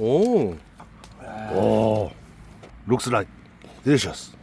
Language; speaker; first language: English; non-native, learner; Korean